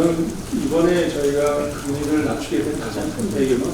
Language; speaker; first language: Korean; native; Korean